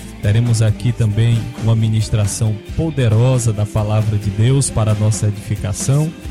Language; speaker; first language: Portuguese; native; Portuguese